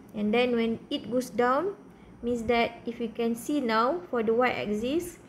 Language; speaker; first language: English; non-native, local second language; Malay